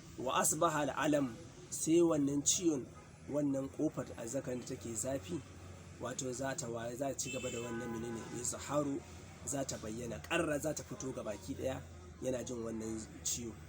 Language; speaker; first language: Hausa; native; Hausa